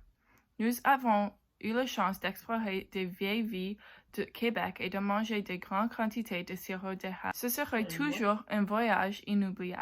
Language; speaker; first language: French; non-native, local second language; English